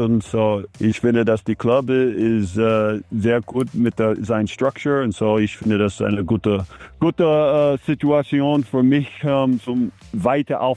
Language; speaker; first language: German; non-native, learner; English